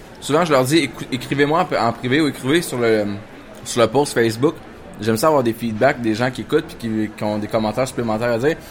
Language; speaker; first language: French; native; French